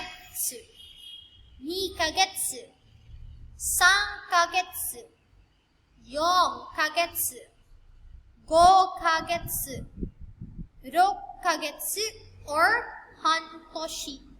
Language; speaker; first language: Japanese; non-native, fluent; Filipino